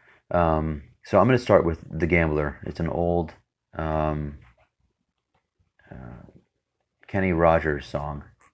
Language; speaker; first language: English; native; English